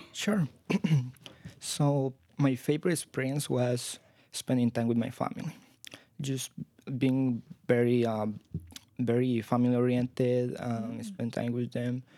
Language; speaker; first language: English; non-native, fluent; Spanish